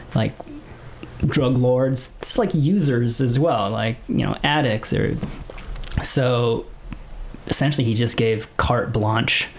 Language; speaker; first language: English; early bilingual, other home language; Filipino